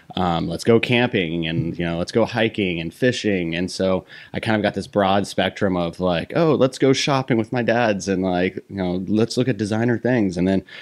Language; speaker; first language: English; native; English